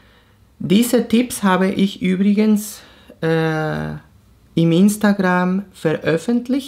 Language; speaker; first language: German; non-native, fluent; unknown